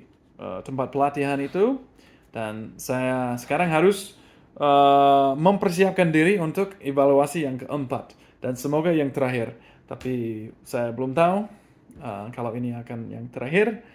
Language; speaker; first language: Indonesian; non-native, fluent; English